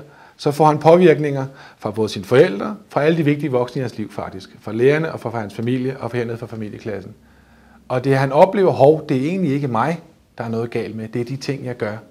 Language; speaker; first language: Danish; native; Danish